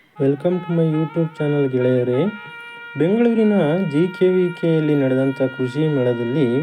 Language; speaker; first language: Kannada; native; Kannada